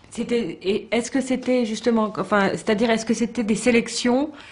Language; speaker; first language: French; native; French